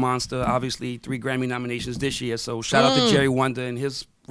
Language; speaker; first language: English; native; English